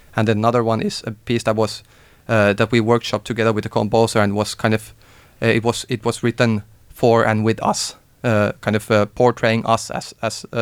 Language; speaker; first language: English; non-native, fluent; Finnish